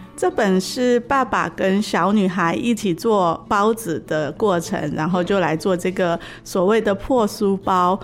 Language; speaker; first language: Chinese; early bilingual, heritage; Chinese